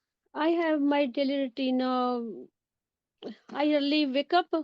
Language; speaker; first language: English; non-native, learner; Urdu